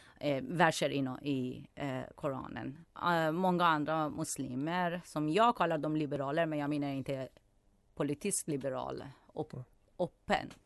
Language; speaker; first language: Swedish; non-native, fluent; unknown